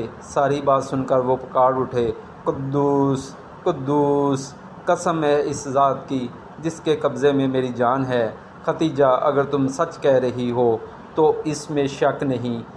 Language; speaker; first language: Urdu; native; Urdu